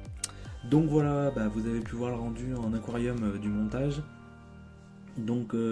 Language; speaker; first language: French; native; French